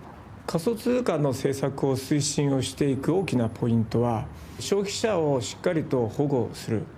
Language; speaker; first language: Japanese; native; Japanese